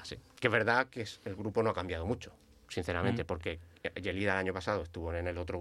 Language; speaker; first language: Spanish; native; Spanish